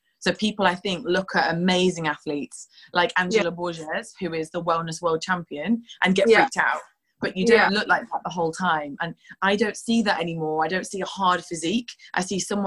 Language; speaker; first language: English; native; English